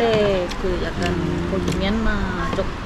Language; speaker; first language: Korean; non-native, learner; Thai